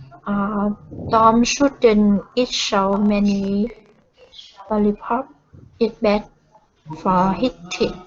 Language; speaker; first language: English; non-native, learner; Vietnamese